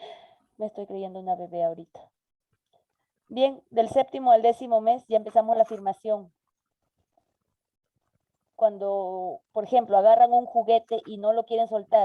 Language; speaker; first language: Spanish; native; Spanish